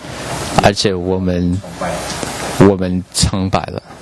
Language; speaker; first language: Chinese; non-native, learner; English